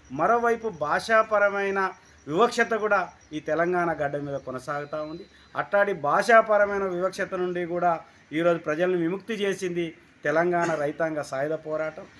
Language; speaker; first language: Telugu; native; Telugu